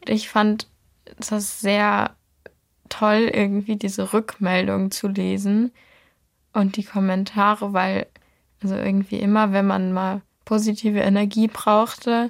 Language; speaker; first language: German; native; German